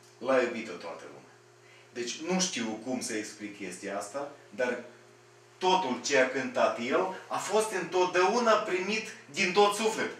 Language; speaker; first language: Romanian; non-native, fluent; Russian